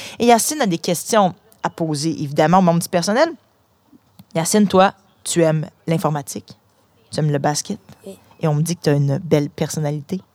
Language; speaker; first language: French; native; French